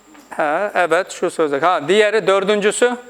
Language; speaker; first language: Turkish; non-native, fluent; Urdu